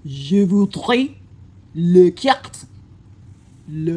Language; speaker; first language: French; non-native, learner; English